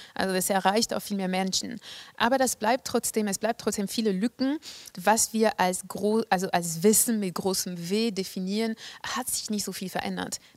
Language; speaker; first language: German; non-native, fluent; French